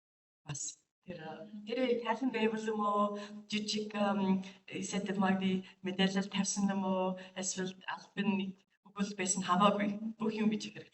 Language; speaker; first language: Mongolian; non-native, fluent; English